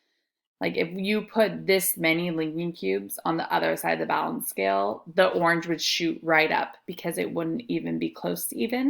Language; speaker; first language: English; native; English